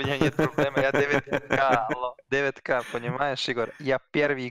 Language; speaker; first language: Russian; non-native, learner; Serbian